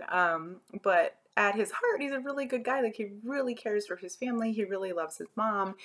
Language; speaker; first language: English; native; English